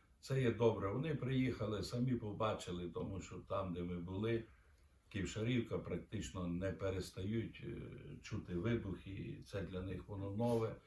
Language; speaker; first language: Ukrainian; non-native, local second language; Russian